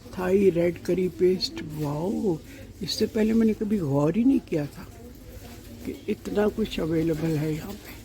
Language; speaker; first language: Urdu; native; Urdu